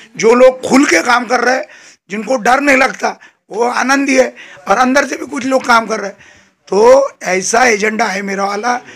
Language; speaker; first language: Hindi; non-native, local second language; Marathi